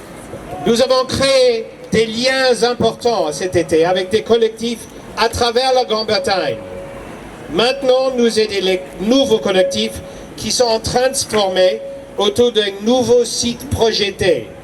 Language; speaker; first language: French; non-native, fluent; English